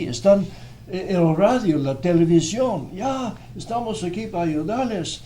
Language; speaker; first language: Spanish; non-native, fluent; English